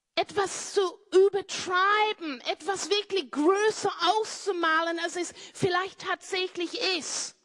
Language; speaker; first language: German; non-native, fluent; English